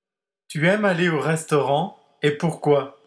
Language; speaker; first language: French; non-native, fluent; English